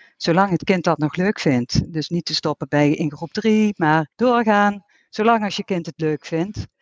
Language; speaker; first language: Dutch; native; Dutch